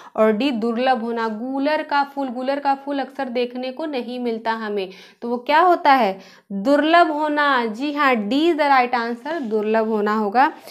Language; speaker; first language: Hindi; native; Hindi